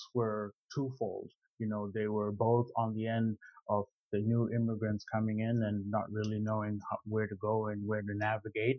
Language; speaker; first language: English; non-native, local second language; Shona